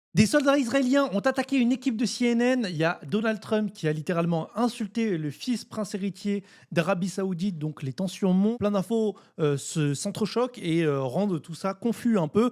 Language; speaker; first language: French; native; French